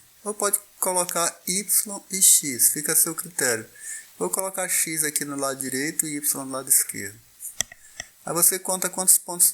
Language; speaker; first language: Portuguese; native; Portuguese